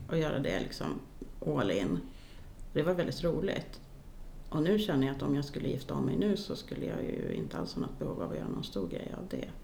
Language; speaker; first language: Swedish; native; Swedish